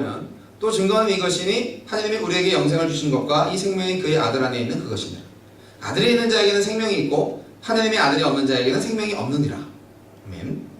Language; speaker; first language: Korean; native; Korean